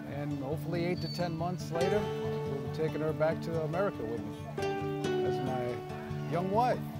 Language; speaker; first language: English; native; English